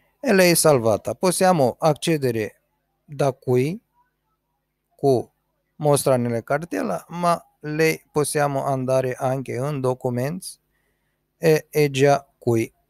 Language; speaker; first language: Italian; non-native, learner; Romanian